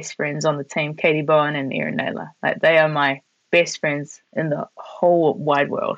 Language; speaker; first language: English; native; English